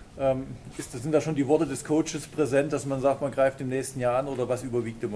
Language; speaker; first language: German; native; German